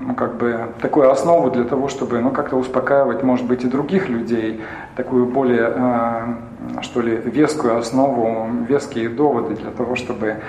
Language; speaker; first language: Russian; native; Russian